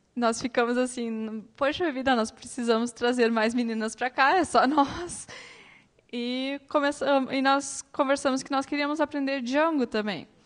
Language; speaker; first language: Portuguese; native; Portuguese